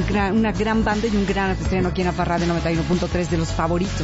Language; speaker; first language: Spanish; native; Spanish